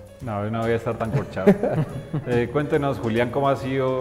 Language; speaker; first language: Spanish; native; Spanish